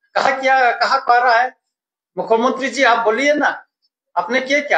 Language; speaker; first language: Hindi; non-native, local second language; Bangla